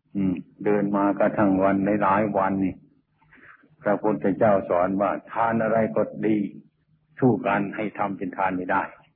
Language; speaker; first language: Thai; native; Thai